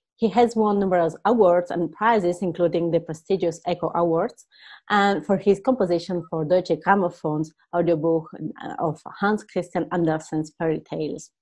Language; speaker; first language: English; non-native, fluent; Italian